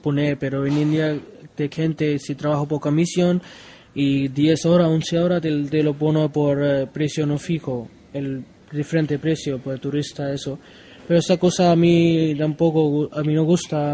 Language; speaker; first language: Spanish; non-native, learner; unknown